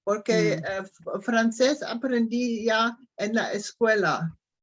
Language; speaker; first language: Spanish; non-native, learner; German